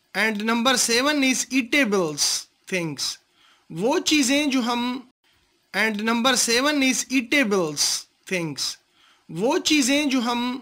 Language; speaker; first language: Urdu; non-native, local second language; Sindhi